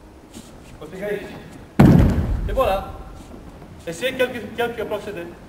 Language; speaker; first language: French; non-native, learner; Romanian